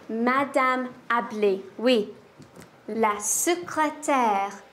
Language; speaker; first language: French; non-native, learner; English